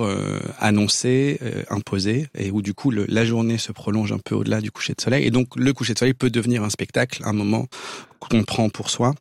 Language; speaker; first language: French; native; French